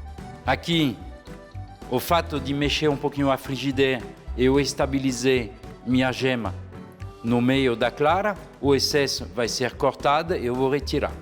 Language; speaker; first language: Portuguese; non-native, fluent; French